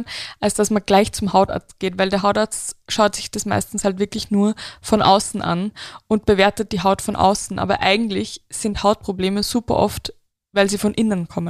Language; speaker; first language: German; native; German